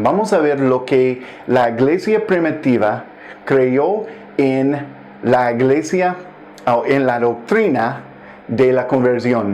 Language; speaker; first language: Spanish; non-native, fluent; English